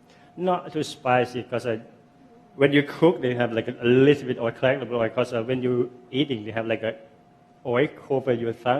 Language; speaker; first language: English; non-native, fluent; Thai